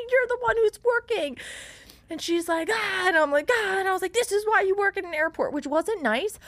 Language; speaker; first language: English; native; English